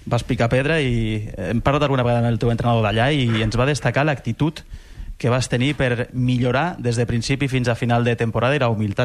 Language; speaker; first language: Catalan; native; Catalan